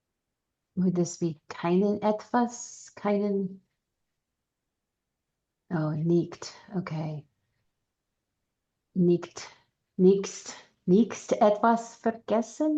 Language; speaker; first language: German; non-native, learner; English